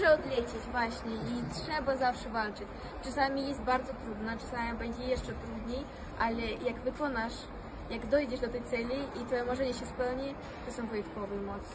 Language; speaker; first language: Polish; non-native, fluent; Russian